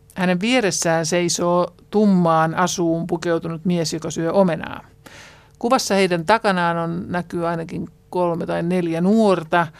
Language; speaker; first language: Finnish; native; Finnish